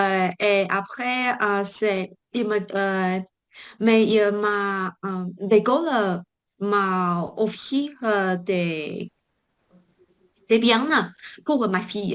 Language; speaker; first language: French; non-native, learner; Chinese